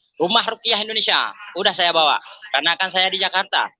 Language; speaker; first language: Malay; non-native, local second language; Achinese